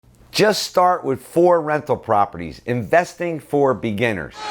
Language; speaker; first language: English; native; English